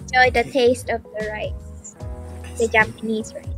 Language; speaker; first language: English; non-native, fluent; Japanese